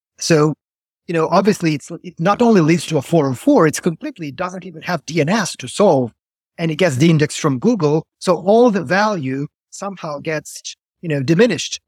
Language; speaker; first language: English; non-native, fluent; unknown